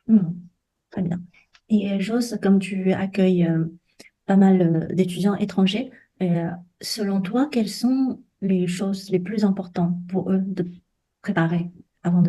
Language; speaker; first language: French; non-native, fluent; Chinese